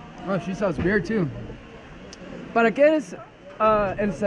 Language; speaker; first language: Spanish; non-native, learner; English